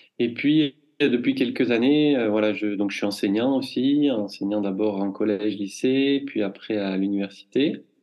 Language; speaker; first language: French; native; French